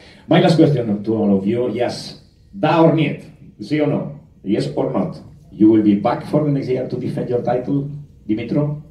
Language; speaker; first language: English; non-native, fluent; Spanish